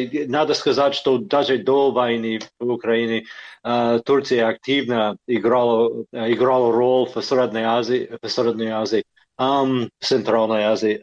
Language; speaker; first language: Russian; non-native, fluent; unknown